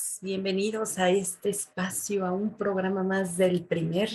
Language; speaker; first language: Spanish; native; Spanish